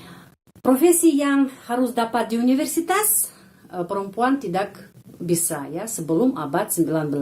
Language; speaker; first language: Indonesian; non-native, fluent; Russian